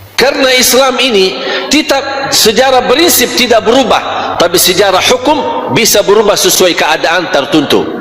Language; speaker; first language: Malay; non-native, fluent; Arabic